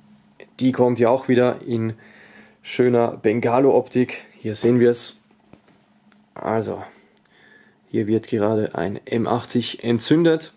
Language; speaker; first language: German; native; German